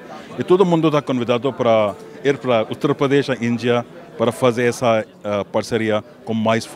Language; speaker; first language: Portuguese; non-native, fluent; Hindi